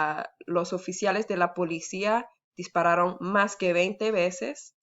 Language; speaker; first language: Spanish; early bilingual, heritage; Spanish